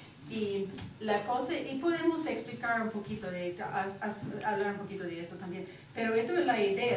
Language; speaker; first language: Spanish; non-native, fluent; English